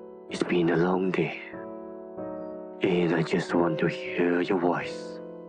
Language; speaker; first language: English; non-native, local second language; Chinese